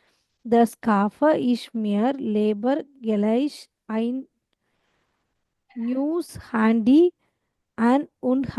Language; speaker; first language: German; non-native, learner; Tamil